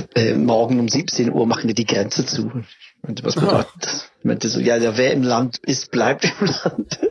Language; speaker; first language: German; non-native, fluent; English